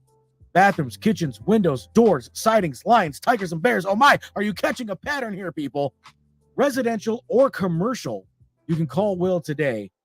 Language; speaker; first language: English; native; English